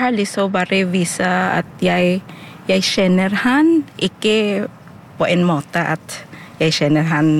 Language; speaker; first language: Norwegian; non-native, learner; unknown